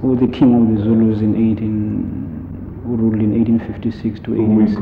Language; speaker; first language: English; non-native, local second language; Zulu